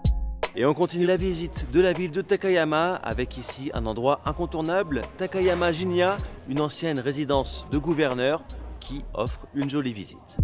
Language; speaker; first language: French; native; French